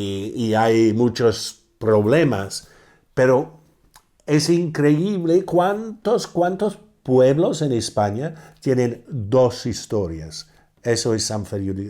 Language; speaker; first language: Spanish; non-native, fluent; English